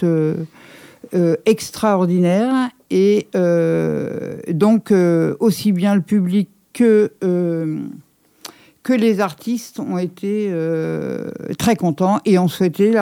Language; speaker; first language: French; native; French